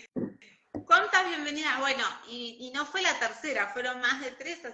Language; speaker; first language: Spanish; native; Spanish